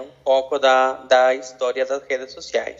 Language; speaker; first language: Portuguese; non-native, learner; Spanish